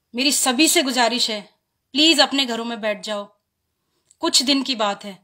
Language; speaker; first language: Hindi; native; Hindi